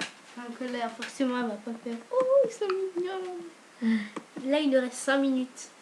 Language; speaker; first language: French; native; French